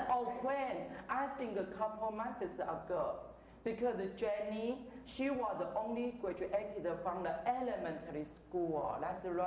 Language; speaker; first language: English; non-native, fluent; Chinese